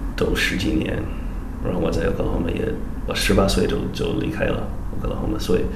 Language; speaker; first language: Chinese; non-native, fluent; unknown